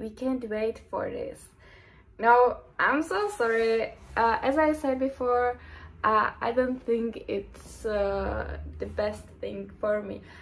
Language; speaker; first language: English; non-native, fluent; Czech